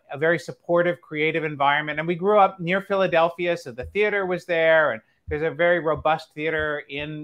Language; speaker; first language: English; native; English